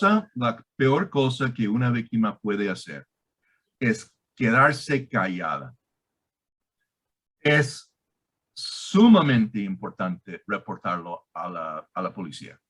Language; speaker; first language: Spanish; non-native, fluent; English